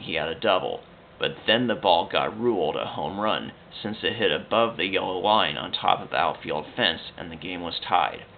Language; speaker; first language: English; native; English